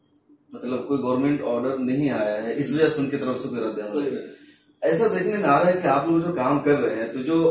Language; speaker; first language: Hindi; native; Hindi